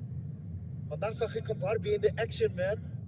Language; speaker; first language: Dutch; non-native, learner; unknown